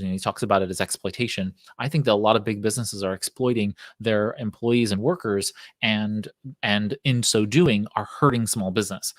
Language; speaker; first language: English; native; English